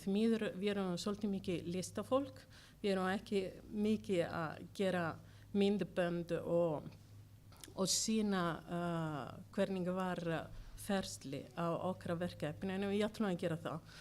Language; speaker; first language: Icelandic; non-native, learner; Italian